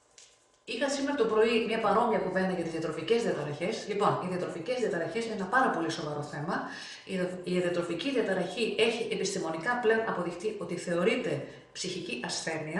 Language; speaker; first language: Greek; native; Greek